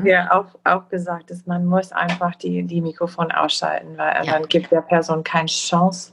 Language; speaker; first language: German; non-native, fluent; English